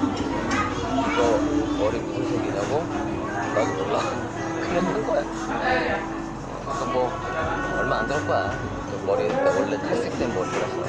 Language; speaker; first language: Korean; native; Korean